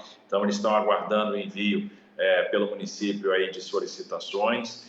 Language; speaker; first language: Portuguese; native; Portuguese